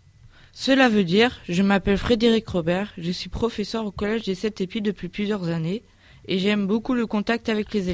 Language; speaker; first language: French; native; French